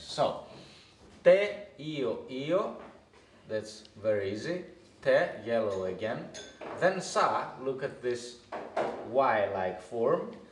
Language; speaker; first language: English; non-native, fluent; Greek